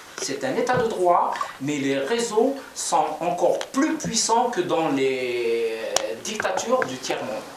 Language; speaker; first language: French; non-native, local second language; Kabyle